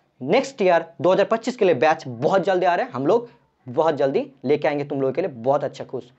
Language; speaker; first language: Hindi; non-native, local second language; Bangla